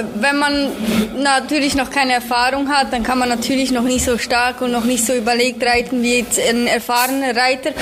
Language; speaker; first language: German; native; German